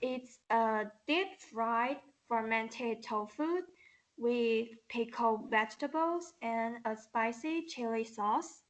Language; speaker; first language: English; non-native, learner; Chinese